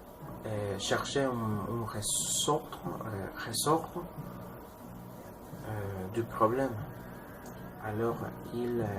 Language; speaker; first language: French; non-native, learner; Spanish